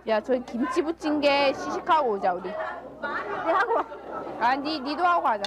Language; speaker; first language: Korean; early bilingual, other home language; Italian